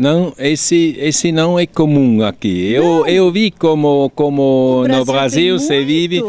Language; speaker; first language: Portuguese; non-native, fluent; German